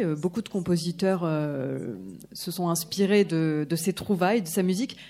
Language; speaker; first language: French; native; French